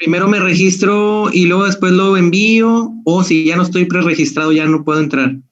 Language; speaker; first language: Spanish; native; Spanish